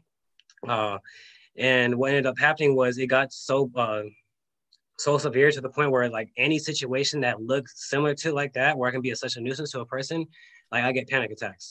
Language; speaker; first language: English; native; English